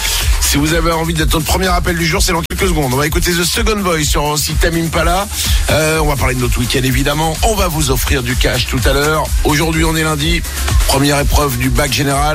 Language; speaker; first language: French; native; French